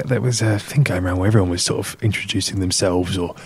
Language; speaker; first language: English; native; English